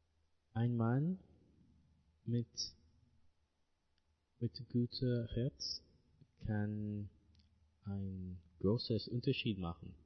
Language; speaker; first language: German; non-native, learner; English